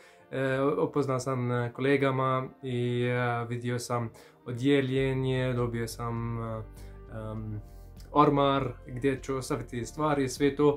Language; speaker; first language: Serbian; non-native, learner; Arabic